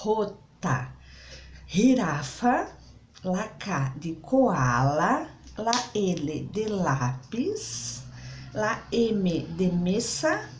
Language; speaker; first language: Spanish; non-native, learner; Portuguese